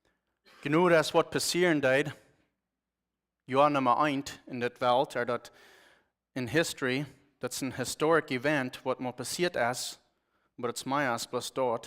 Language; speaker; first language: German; non-native, learner; Plautdietsch